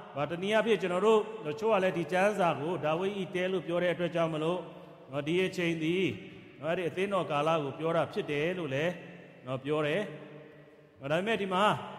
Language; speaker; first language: Burmese; non-native, local second language; Kachin